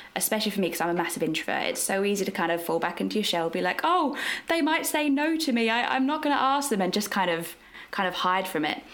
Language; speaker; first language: English; native; English